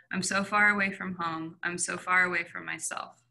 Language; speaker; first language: English; native; English